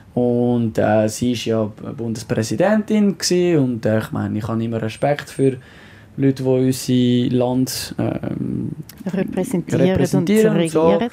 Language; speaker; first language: German; non-native, fluent; French